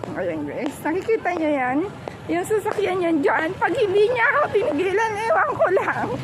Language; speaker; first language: Filipino; non-native, local second language; Cebuano